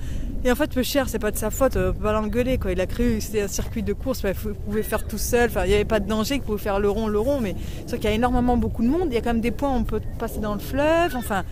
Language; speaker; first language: French; native; French